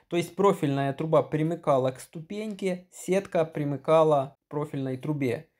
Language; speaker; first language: Russian; non-native, local second language; Ukrainian